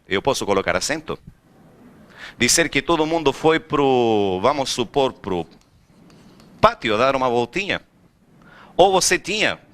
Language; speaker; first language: Portuguese; non-native, fluent; Spanish